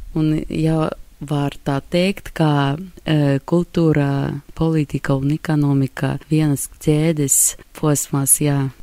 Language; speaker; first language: Latvian; non-native, local second language; Russian